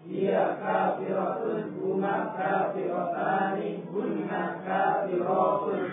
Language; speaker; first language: Arabic; non-native, learner; Indonesian